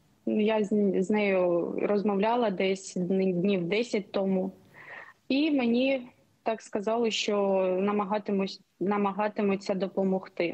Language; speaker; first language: Ukrainian; non-native, local second language; Russian